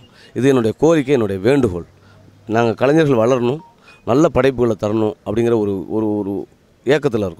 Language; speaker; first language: Tamil; native; Tamil